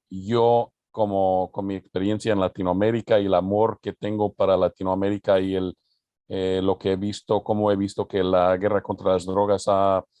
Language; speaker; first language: Spanish; early bilingual, other home language; English